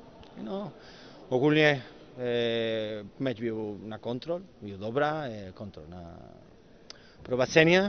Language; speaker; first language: Polish; non-native, learner; Spanish